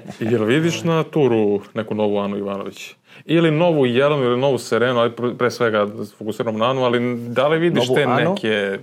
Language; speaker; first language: Serbian; native; Serbian